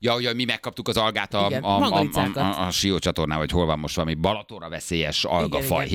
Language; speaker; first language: Hungarian; native; Hungarian